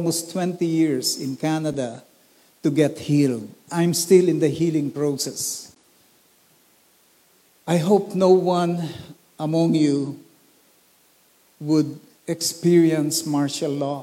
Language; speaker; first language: English; non-native, local second language; Filipino